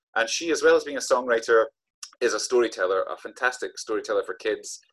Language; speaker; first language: English; native; English